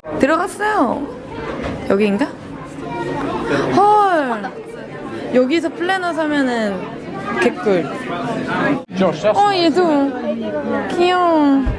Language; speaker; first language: Korean; native; Korean